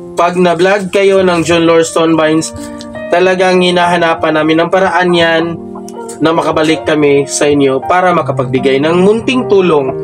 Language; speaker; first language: Filipino; non-native, local second language; Waray